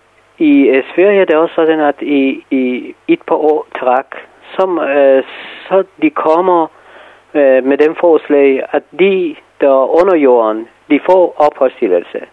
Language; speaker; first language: Danish; non-native, fluent; Persian